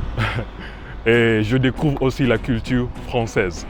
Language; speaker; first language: French; non-native, learner; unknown